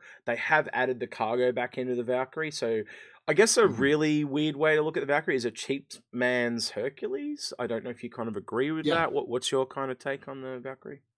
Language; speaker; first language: English; native; English